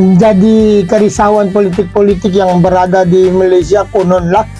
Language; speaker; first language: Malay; non-native, fluent; Filipino